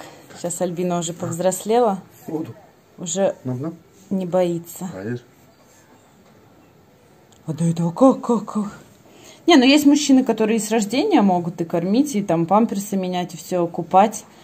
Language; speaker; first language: Russian; native; Russian